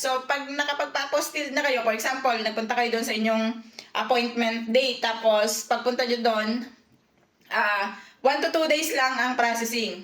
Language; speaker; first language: Filipino; native; Filipino